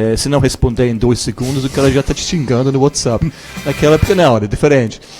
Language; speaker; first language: Portuguese; non-native, fluent; English